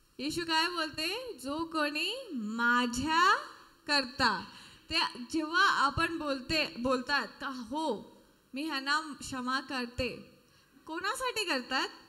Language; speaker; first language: Marathi; non-native, local second language; Hindi